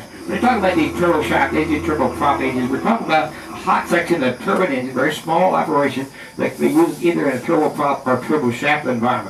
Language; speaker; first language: English; native; English